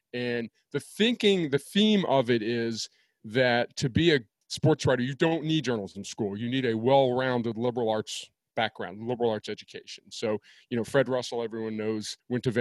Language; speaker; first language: English; native; English